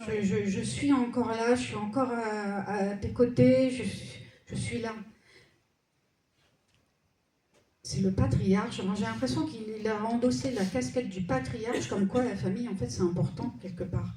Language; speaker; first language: French; native; French